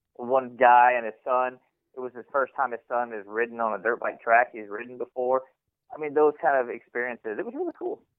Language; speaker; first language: English; native; English